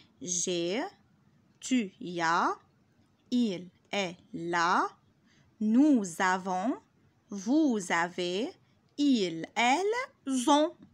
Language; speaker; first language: French; non-native, local second language; Arabic